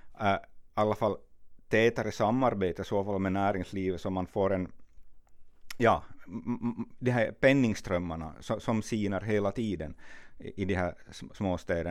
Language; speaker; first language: Swedish; native; Swedish